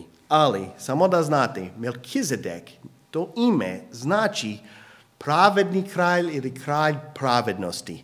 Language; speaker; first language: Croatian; non-native, fluent; English